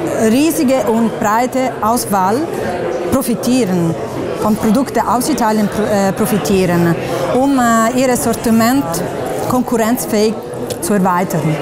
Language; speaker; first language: German; non-native, fluent; Italian